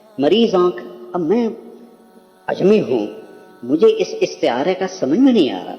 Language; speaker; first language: Urdu; non-native, local second language; Punjabi